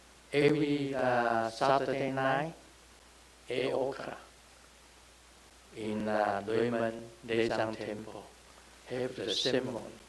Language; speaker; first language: English; non-native, learner; Chinese